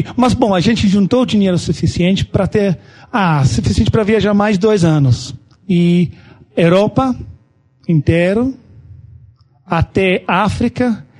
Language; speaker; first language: Portuguese; non-native, fluent; English